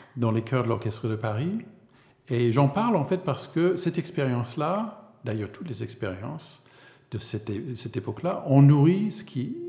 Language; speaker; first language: French; non-native, fluent; English